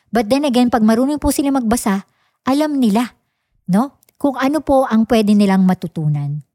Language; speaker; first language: English; non-native, local second language; Filipino